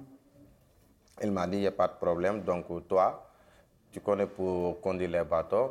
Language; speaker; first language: French; non-native, local second language; Wolof